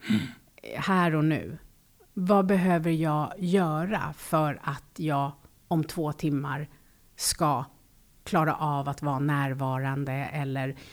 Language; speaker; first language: Swedish; native; Swedish